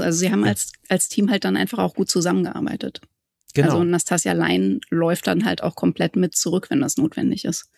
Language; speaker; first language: German; native; German